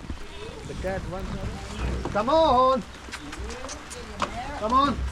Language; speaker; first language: English; non-native, fluent; Hindi